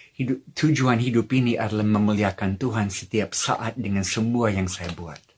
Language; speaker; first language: Indonesian; non-native, fluent; English